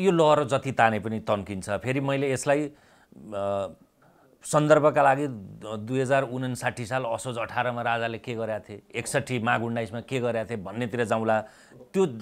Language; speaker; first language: Nepali; native; Nepali